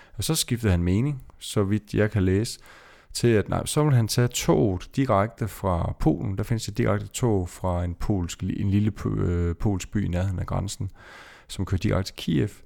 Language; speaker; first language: Danish; native; Danish